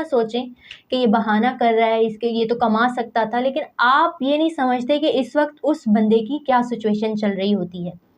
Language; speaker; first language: Urdu; native; Urdu